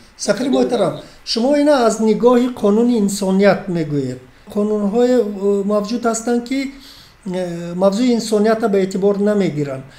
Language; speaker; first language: Tajik; native; Tajik